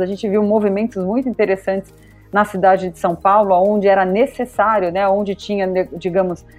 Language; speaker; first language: Portuguese; native; Portuguese